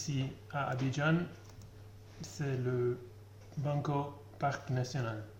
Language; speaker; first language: French; non-native, learner; German